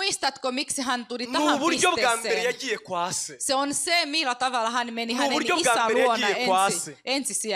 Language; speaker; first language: Finnish; non-native, fluent; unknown